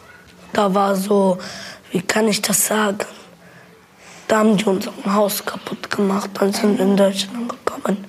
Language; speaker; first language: German; early bilingual, other home language; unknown